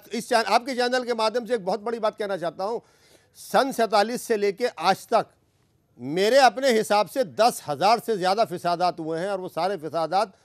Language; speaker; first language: Hindi; native; Hindi